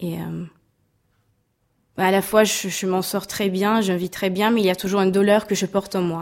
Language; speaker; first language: French; non-native, fluent; Swedish